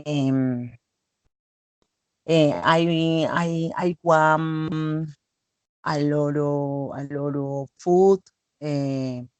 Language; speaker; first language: English; non-native, learner; Spanish